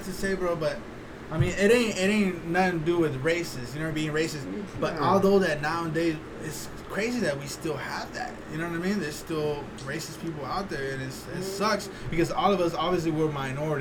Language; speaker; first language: English; early bilingual, other home language; Spanish